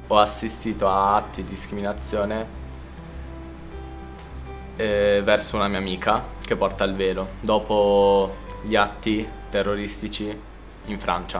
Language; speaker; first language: Italian; early bilingual, other home language; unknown